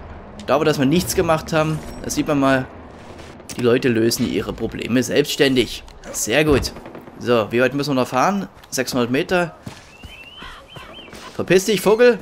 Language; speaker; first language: German; native; German